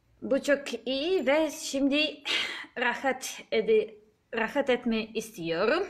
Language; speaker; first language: Turkish; non-native, learner; Serbian